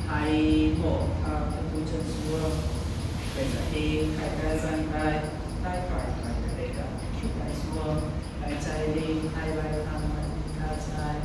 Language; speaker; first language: Vietnamese; non-native, learner; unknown